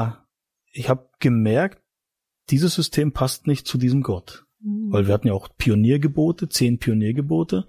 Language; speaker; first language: German; native; German